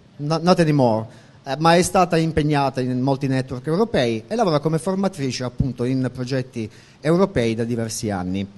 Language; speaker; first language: Italian; native; Italian